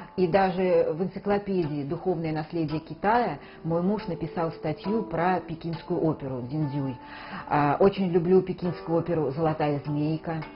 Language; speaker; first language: Russian; native; Russian